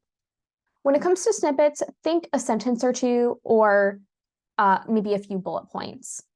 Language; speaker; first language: English; native; English